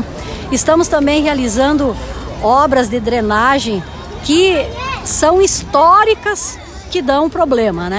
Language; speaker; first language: Portuguese; native; Portuguese